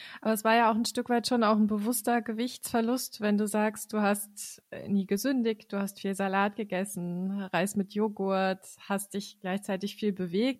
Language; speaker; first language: German; native; German